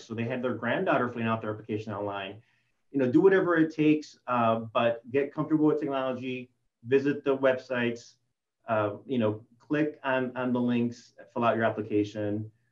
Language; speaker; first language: English; early bilingual, other home language; Spanish